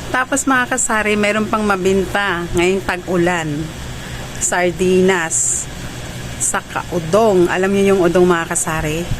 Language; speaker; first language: Filipino; non-native, local second language; Cebuano